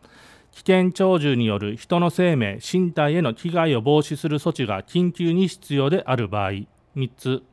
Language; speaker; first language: Japanese; native; Japanese